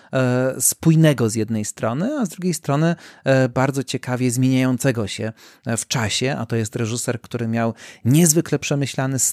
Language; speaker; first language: Polish; native; Polish